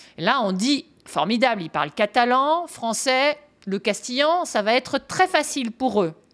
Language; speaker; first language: French; native; French